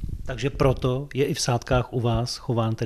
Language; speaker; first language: Czech; native; Czech